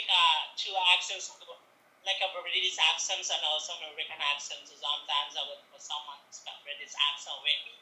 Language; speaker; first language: English; non-native, fluent; Indonesian